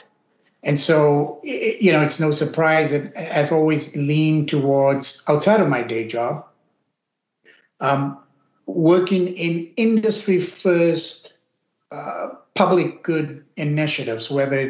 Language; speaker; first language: English; native; English